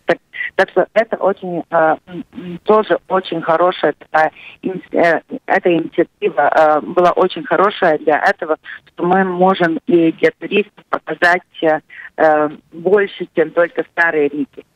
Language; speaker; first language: Russian; non-native, local second language; Latvian